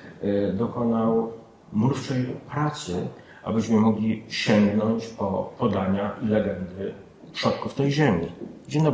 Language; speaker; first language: Polish; native; Polish